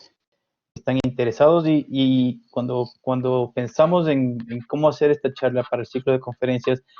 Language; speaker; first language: Spanish; native; Spanish